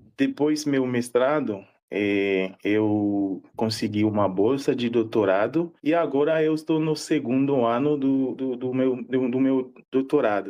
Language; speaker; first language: Portuguese; non-native, fluent; Haitian Creole